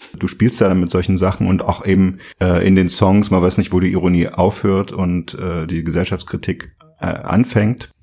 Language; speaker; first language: German; native; German